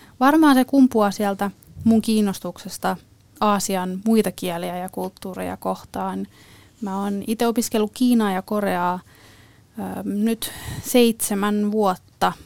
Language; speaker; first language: Finnish; native; Finnish